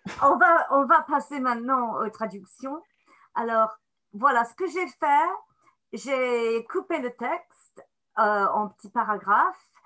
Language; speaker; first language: French; non-native, fluent; English